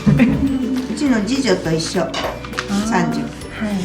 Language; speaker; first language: Japanese; native; Japanese